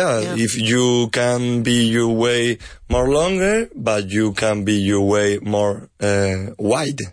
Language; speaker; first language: English; non-native, learner; Spanish